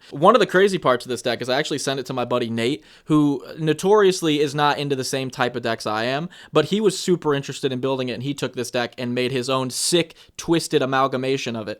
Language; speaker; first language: English; native; English